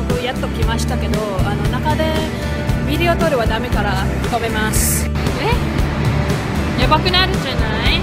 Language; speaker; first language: Japanese; non-native, learner; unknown